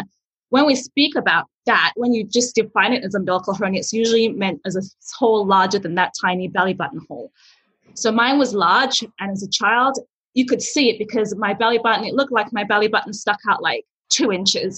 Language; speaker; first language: English; early bilingual, other home language; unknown